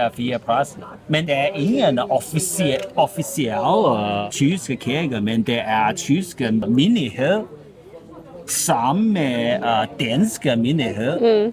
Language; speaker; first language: Danish; non-native, learner; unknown